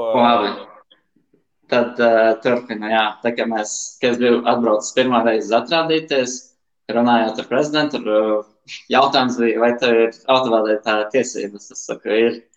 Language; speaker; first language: Latvian; native; Latvian